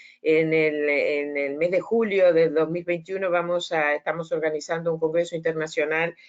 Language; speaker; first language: Spanish; native; Spanish